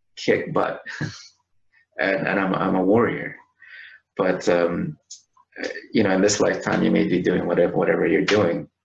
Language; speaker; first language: English; native; English